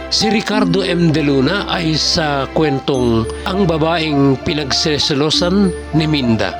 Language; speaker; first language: Filipino; native; Filipino